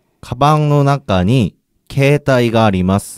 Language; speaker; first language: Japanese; non-native, learner; Korean